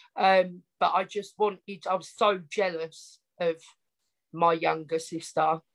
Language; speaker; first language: English; native; English